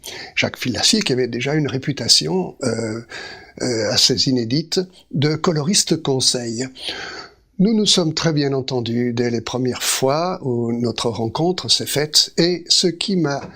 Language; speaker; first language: French; native; French